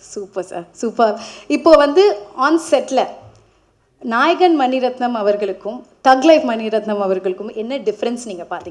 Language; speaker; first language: Tamil; native; Tamil